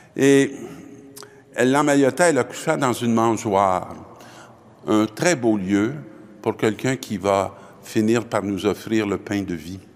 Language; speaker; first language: French; native; French